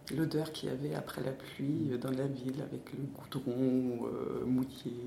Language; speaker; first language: French; non-native, fluent; Danish